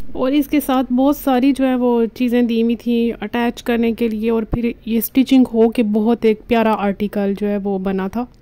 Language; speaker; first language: Urdu; native; Urdu